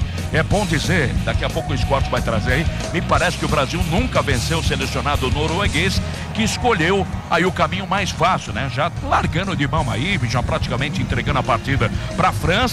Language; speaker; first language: Portuguese; native; Portuguese